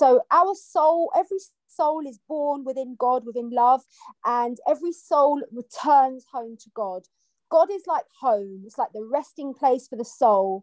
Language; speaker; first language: English; native; English